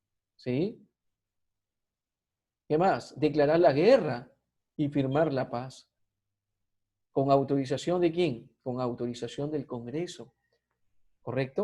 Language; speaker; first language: Spanish; native; Spanish